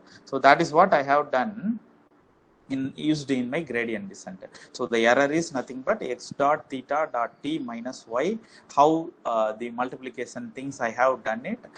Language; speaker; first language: English; non-native, local second language; Tamil